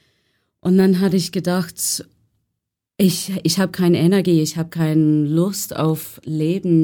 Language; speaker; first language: German; non-native, learner; English